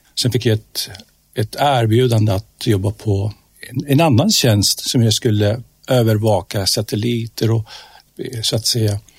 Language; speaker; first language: Swedish; non-native, fluent; Persian